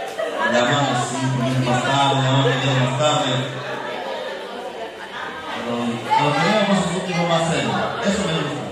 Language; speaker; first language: Spanish; native; Spanish